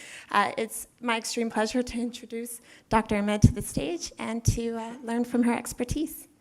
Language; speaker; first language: English; native; English